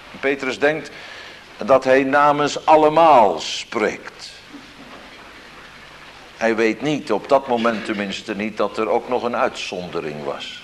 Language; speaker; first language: Dutch; native; Dutch